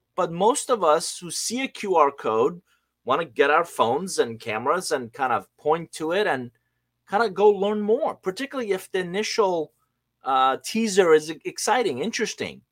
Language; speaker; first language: English; non-native, fluent; Persian